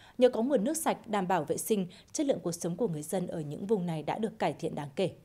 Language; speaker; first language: Vietnamese; native; Vietnamese